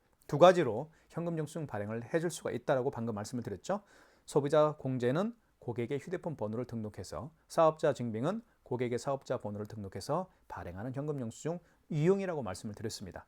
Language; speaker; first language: Korean; native; Korean